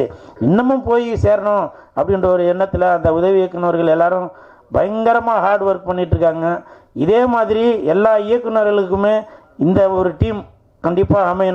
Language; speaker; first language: Tamil; native; Tamil